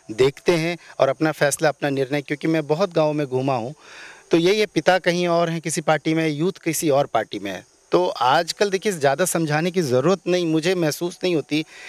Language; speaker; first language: Hindi; native; Hindi